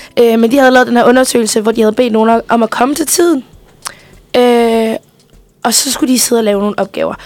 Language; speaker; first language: Danish; early bilingual, other home language; Spanish